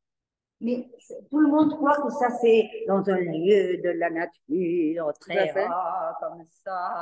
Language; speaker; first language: French; non-native, learner; Spanish